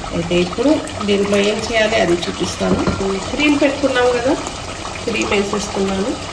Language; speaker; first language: Telugu; non-native, local second language; Urdu